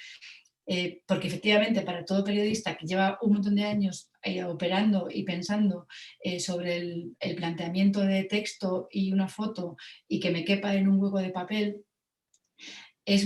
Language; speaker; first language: Spanish; native; Spanish